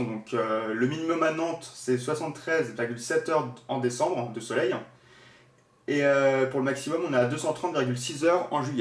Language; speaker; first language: French; native; French